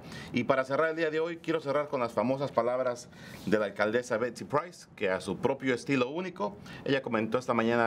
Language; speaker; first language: Spanish; native; Spanish